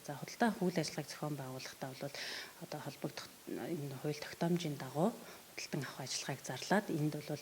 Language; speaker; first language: Mongolian; native; Mongolian